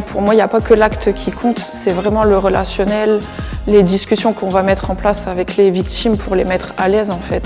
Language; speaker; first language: French; native; French